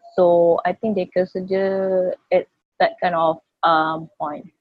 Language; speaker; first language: English; non-native, local second language; Malay